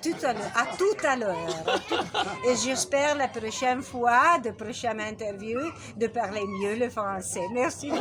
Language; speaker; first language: French; non-native, learner; Italian